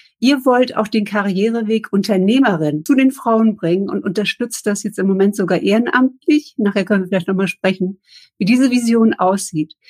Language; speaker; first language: German; native; German